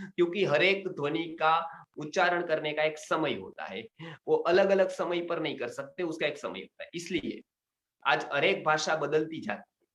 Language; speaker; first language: Hindi; non-native, local second language; Gujarati